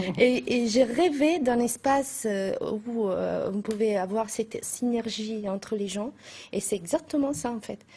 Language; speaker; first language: French; non-native, fluent; Italian